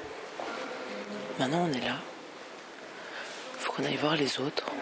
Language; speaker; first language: French; native; French